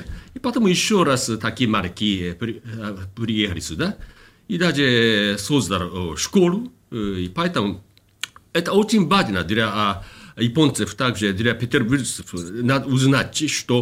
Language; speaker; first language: Russian; non-native, fluent; Japanese